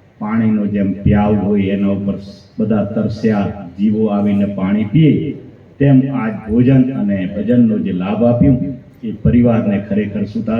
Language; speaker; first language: Gujarati; non-native, local second language; Kachhi